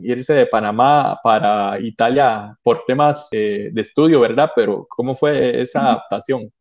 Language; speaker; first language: Spanish; native; Spanish